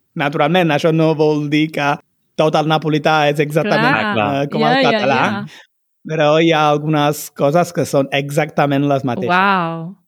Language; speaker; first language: Catalan; non-native, fluent; Italian